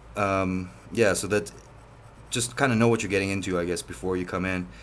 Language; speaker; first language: English; native; English